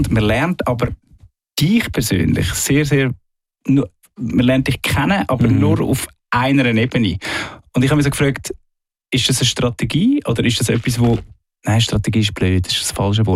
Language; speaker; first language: German; native; German